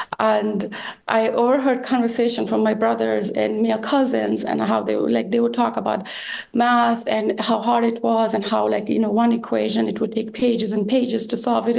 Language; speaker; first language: English; non-native, fluent; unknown